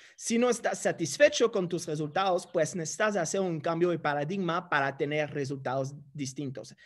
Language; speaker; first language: Spanish; non-native, fluent; English